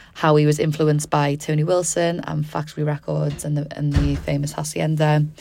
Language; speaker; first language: English; native; English